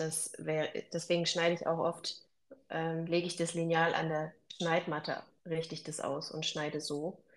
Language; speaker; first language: German; native; German